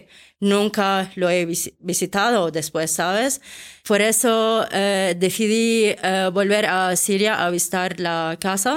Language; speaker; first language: Spanish; non-native, fluent; Arabic